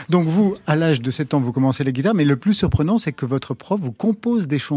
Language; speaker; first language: French; native; French